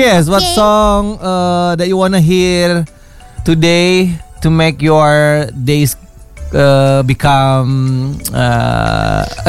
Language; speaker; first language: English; non-native, learner; Indonesian